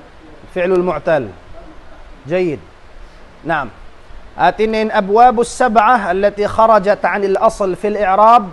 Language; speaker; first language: Arabic; non-native, fluent; Tausug